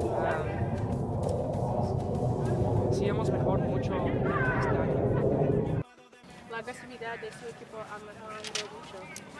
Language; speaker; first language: Spanish; non-native, learner; English